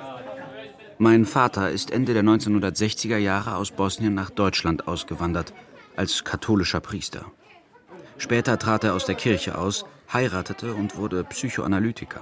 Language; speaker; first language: German; early bilingual, other home language; Bosnian